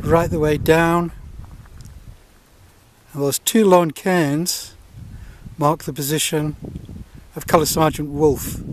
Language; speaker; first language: English; native; English